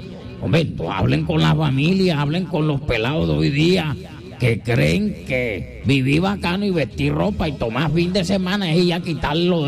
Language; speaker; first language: Spanish; native; Spanish